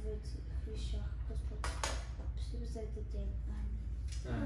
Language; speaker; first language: Russian; early bilingual, heritage; Russian